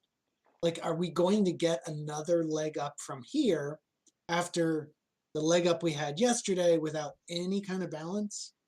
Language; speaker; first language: English; native; English